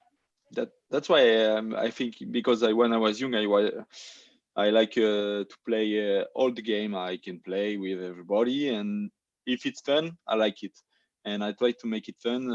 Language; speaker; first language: English; non-native, learner; French